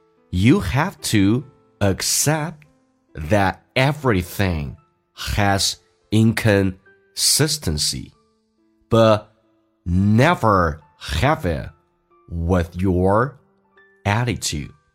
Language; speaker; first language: English; non-native, fluent; Chinese